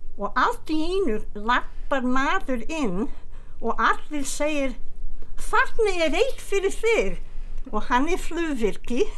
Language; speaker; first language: Icelandic; non-native, fluent; English